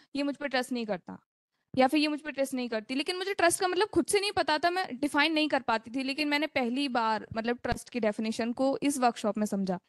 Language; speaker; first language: Hindi; native; Hindi